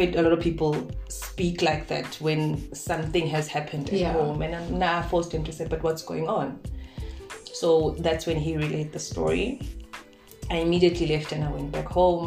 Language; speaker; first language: English; non-native, local second language; Zulu